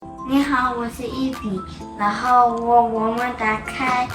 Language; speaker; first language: Chinese; early bilingual, heritage; Chinese